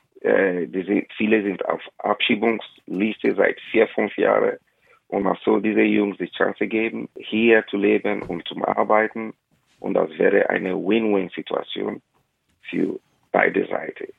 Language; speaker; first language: German; non-native, fluent; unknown